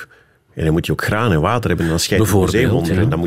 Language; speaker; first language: Dutch; native; Dutch